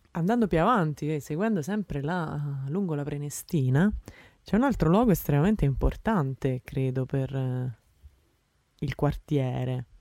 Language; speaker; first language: Italian; native; Italian